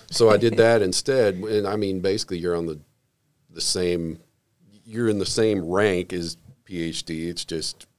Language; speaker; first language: English; native; English